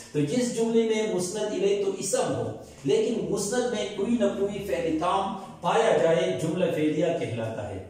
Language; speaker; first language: Urdu; non-native, local second language; Pashto